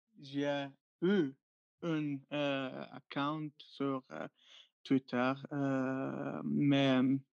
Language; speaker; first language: French; non-native, fluent; Arabic